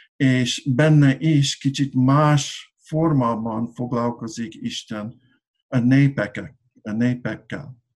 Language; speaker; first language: Hungarian; non-native, learner; English